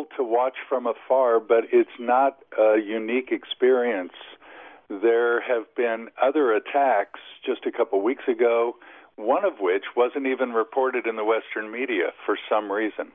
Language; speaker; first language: English; native; English